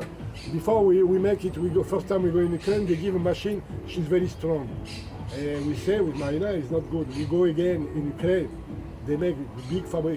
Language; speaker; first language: English; non-native, learner; French